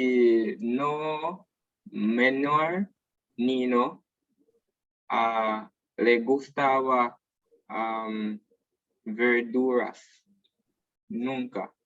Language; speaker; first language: Spanish; non-native, learner; English